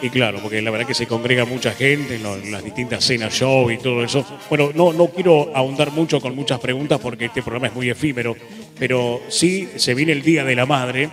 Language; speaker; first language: Spanish; native; Spanish